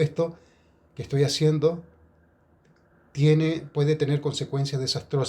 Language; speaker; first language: Spanish; native; Spanish